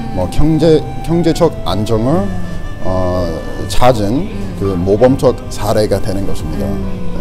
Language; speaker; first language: Korean; non-native, fluent; English